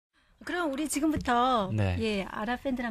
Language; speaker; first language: Korean; native; Korean